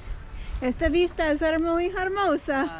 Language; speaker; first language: Spanish; non-native, learner; English